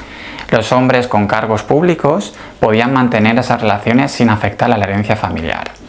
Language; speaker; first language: Spanish; native; Spanish